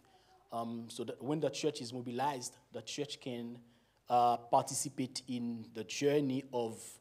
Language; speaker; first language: English; non-native, fluent; Haitian Creole